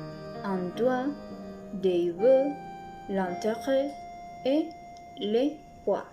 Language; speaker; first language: French; non-native, learner; Spanish